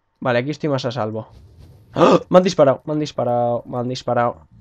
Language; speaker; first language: Spanish; native; Spanish